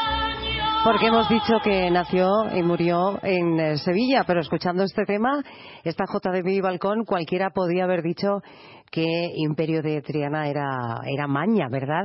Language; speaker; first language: Spanish; native; Spanish